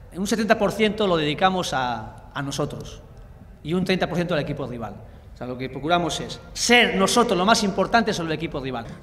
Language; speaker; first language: Spanish; native; Spanish